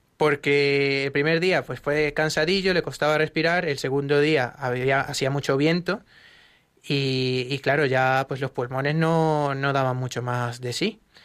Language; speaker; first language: Spanish; native; Spanish